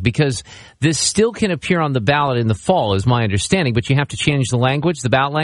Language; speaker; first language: English; native; English